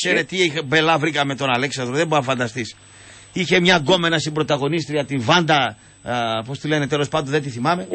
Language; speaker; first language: Greek; native; Greek